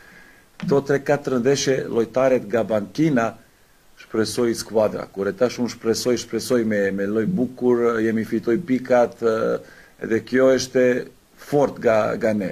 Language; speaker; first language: Albanian; non-native, learner; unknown